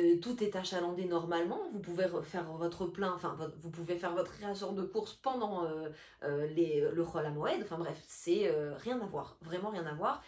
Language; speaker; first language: French; native; French